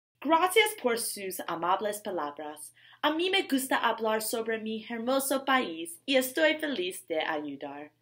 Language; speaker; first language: Spanish; non-native, learner; English